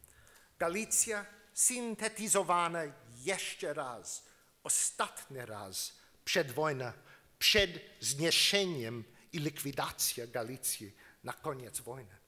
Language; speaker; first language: Polish; non-native, learner; English